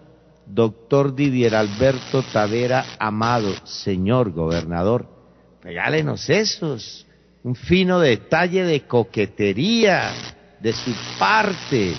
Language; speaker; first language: Spanish; native; Spanish